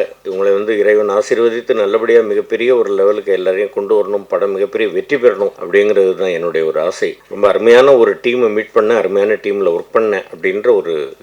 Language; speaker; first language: Tamil; native; Tamil